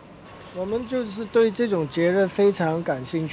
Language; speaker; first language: Chinese; native; Chinese